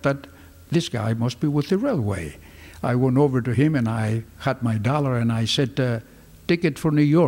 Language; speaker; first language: English; non-native, fluent; Greek